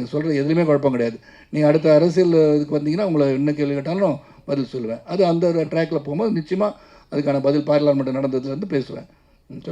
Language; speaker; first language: Tamil; native; Tamil